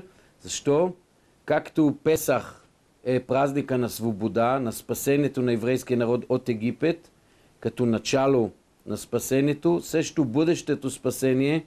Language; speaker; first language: Bulgarian; non-native, fluent; Hebrew